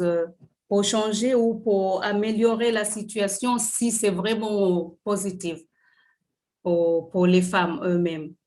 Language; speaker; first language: French; non-native, fluent; Swahili